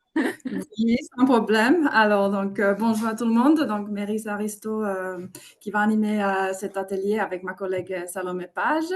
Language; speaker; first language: French; non-native, fluent; Finnish